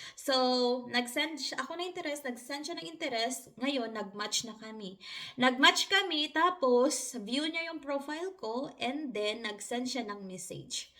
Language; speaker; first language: Filipino; non-native, local second language; Hiligaynon